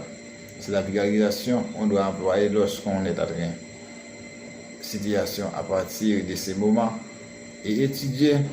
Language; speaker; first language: French; non-native, learner; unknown